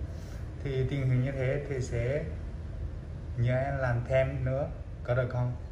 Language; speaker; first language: Vietnamese; non-native, fluent; Chinese